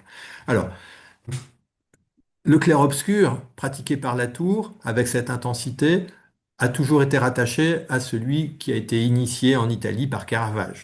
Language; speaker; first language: French; native; French